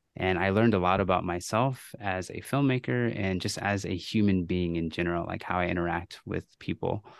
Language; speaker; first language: English; native; English